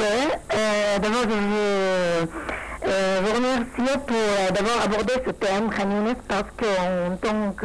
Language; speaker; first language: French; non-native, learner; Arabic